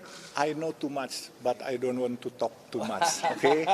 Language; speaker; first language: English; non-native, learner; Indonesian